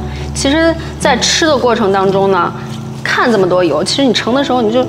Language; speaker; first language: Chinese; native; Chinese